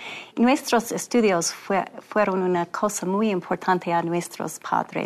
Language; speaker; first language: Spanish; non-native, fluent; English